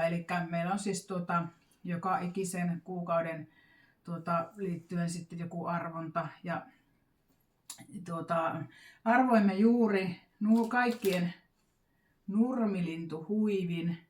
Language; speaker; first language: Finnish; native; Finnish